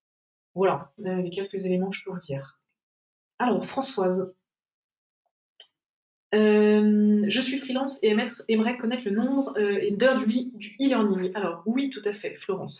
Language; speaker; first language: French; native; French